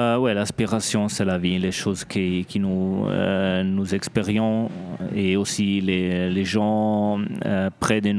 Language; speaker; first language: French; non-native, local second language; Italian